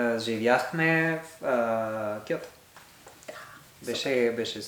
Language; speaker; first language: Bulgarian; non-native, learner; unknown